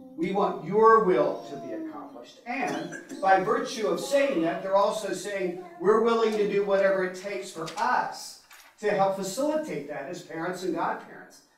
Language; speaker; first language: English; native; English